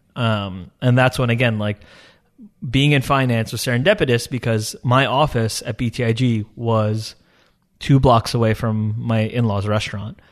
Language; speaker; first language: English; early bilingual, other home language; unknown